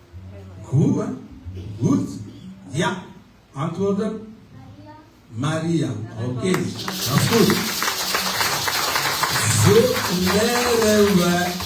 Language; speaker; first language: Dutch; non-native, learner; French